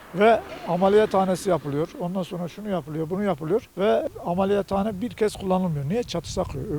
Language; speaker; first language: Turkish; native; Turkish